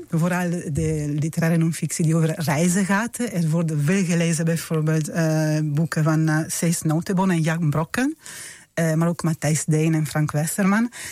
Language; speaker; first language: Dutch; non-native, fluent; Italian